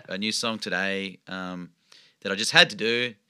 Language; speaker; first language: English; native; English